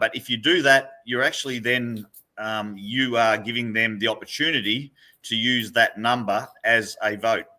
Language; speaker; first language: English; native; English